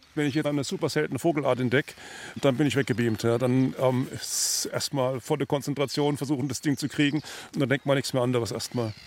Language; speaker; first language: German; native; German